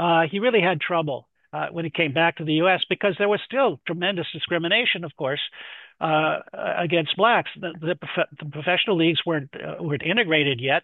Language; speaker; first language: English; native; English